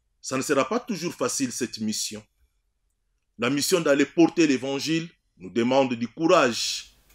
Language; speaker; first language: French; non-native, local second language; Swahili